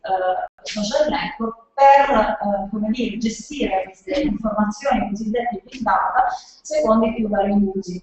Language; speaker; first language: Italian; native; Italian